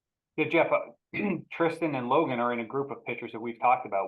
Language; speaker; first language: English; native; English